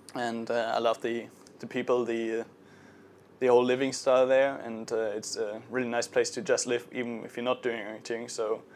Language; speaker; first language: English; non-native, fluent; German